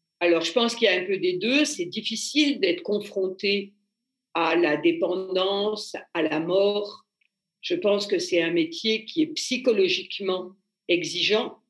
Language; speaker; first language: French; native; French